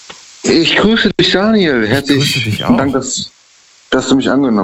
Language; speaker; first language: German; native; German